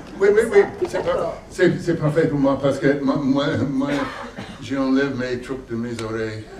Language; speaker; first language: French; non-native, learner; English